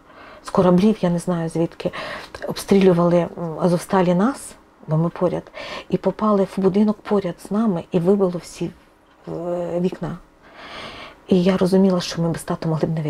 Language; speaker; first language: Ukrainian; non-native, local second language; Russian